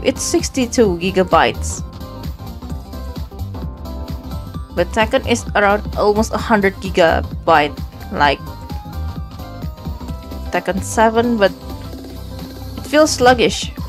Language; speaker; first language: English; non-native, fluent; Indonesian